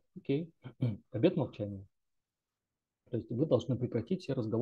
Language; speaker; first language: Russian; native; Russian